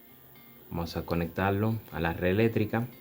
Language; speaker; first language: Spanish; native; Spanish